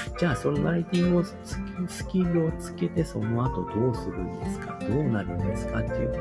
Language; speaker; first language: Japanese; native; Japanese